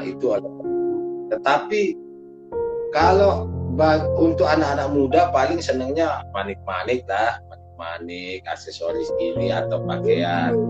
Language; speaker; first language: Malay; non-native, local second language; Sasak